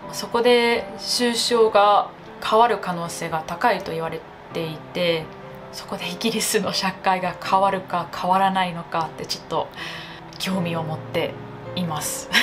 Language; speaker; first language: Japanese; non-native, fluent; English